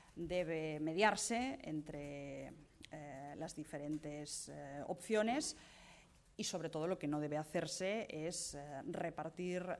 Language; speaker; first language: Spanish; non-native, local second language; Catalan